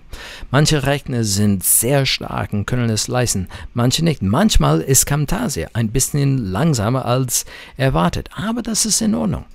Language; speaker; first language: German; non-native, fluent; English